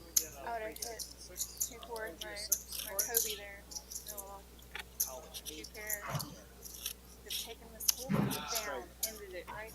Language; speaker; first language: English; native; English